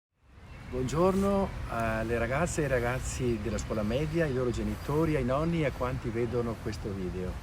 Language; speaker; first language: Italian; native; Italian